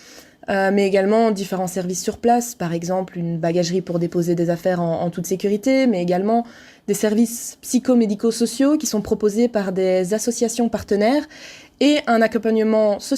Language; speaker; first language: French; native; French